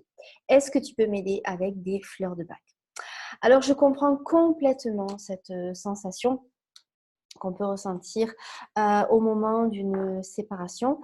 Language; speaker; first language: French; native; French